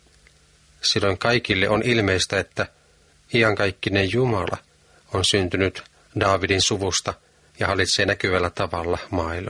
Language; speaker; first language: Finnish; native; Finnish